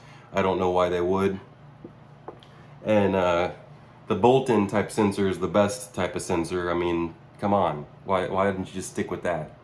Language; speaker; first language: English; native; English